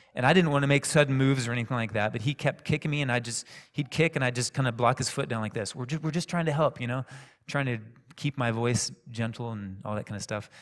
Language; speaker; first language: English; native; English